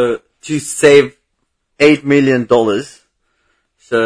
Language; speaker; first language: English; non-native, local second language; Bangla